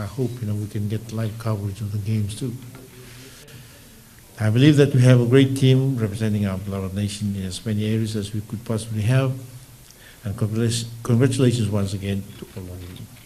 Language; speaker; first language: English; non-native, local second language; Fijian